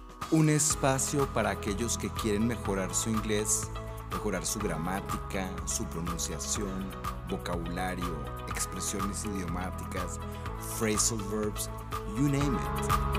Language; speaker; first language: Spanish; native; Spanish